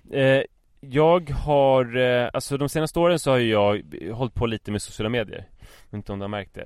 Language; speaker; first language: Swedish; native; Swedish